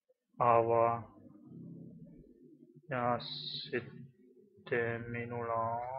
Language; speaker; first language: Finnish; non-native, learner; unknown